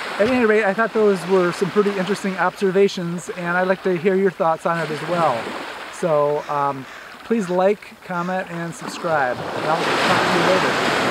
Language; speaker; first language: English; native; English